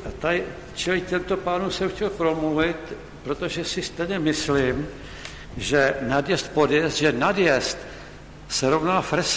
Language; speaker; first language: Czech; native; Czech